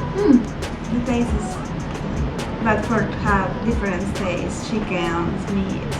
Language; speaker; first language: English; non-native, learner; Spanish